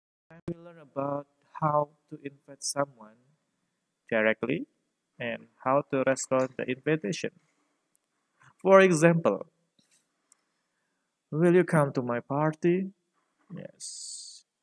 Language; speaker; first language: English; non-native, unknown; Indonesian